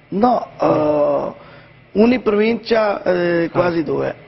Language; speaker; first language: Italian; non-native, learner; Punjabi